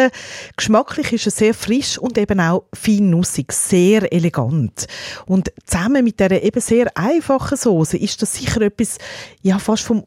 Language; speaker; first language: German; native; German